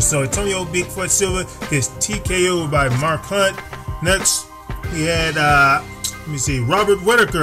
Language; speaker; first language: English; native; English